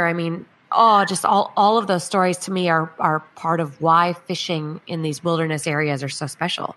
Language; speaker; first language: English; native; English